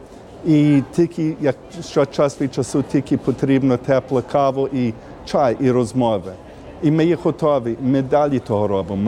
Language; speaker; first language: Ukrainian; early bilingual, heritage; Ukrainian